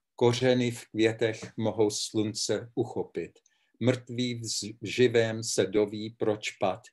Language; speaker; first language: Czech; early bilingual, heritage; Czech